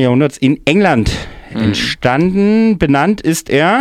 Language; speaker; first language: German; native; German